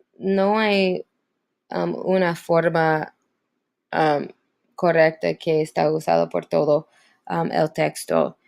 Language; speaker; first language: Spanish; non-native, learner; English